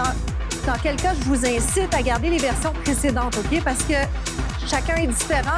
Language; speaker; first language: French; native; French